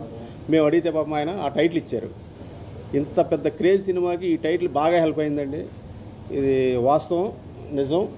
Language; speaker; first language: Telugu; native; Telugu